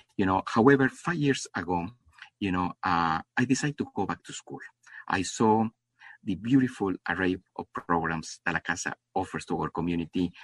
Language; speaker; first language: English; non-native, fluent; Spanish